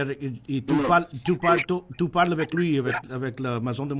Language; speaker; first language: French; non-native, learner; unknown